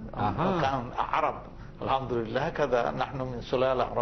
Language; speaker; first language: Arabic; non-native, fluent; Bangla